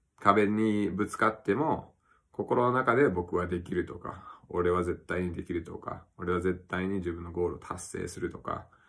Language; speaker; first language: Japanese; early bilingual, other home language; English